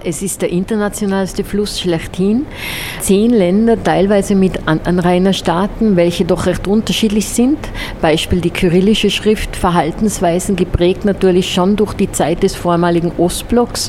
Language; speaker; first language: German; native; German